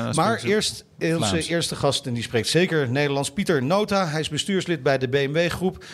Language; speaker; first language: Dutch; native; Dutch